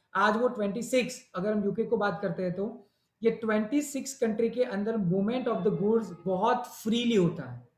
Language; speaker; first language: Hindi; non-native, local second language; Gujarati